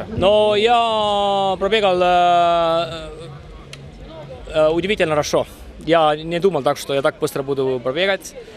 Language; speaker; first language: Russian; non-native, local second language; Estonian